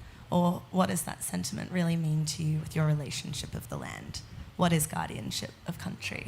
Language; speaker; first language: English; native; English